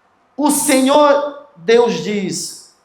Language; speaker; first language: Portuguese; native; Portuguese